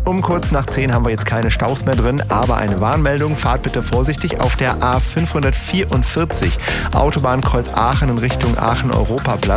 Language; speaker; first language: German; native; German